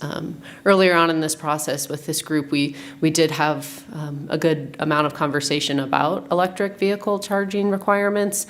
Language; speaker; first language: English; native; English